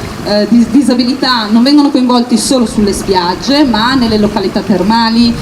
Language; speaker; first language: Italian; native; Italian